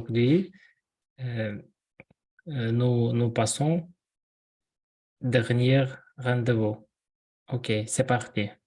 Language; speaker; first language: French; non-native, learner; Russian